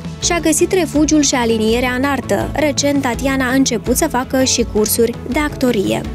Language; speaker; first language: Romanian; native; Romanian